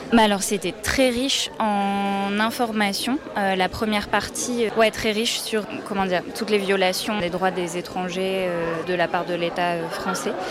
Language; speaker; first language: French; native; French